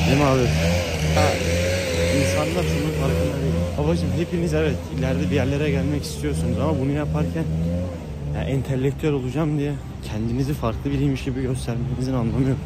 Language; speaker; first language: Turkish; native; Turkish